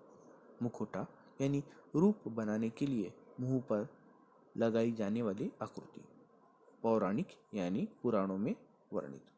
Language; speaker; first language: Hindi; non-native, local second language; Marathi